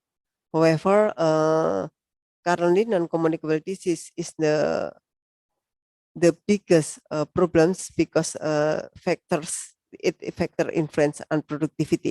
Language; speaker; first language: English; non-native, learner; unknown